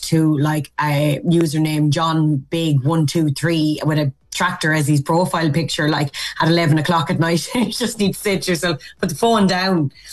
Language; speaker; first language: English; native; English